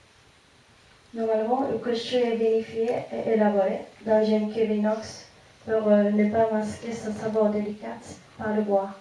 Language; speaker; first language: French; non-native, fluent; Japanese